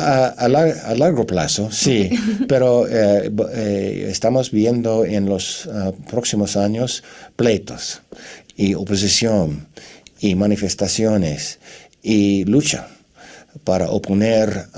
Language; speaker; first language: Spanish; non-native, fluent; English